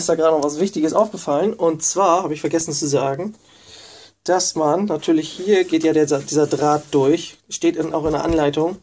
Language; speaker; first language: German; native; German